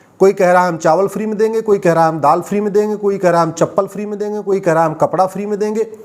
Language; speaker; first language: Hindi; native; Hindi